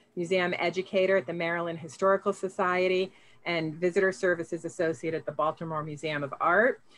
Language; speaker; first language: English; native; English